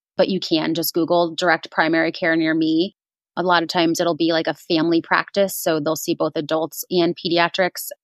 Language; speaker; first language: English; native; English